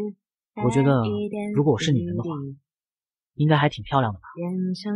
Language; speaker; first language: Chinese; native; Chinese